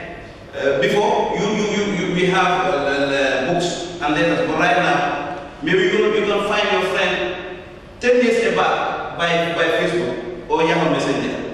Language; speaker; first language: English; non-native, learner; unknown